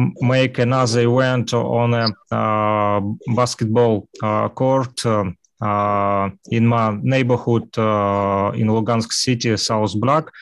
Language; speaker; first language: English; non-native, learner; Russian